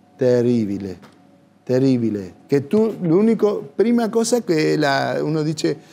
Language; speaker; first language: Italian; non-native, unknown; Spanish